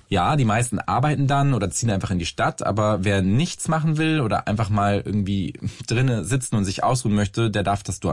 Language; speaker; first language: German; native; German